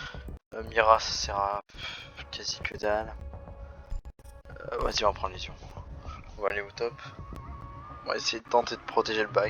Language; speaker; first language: French; native; French